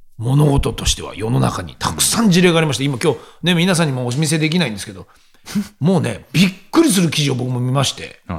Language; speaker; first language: Japanese; native; Japanese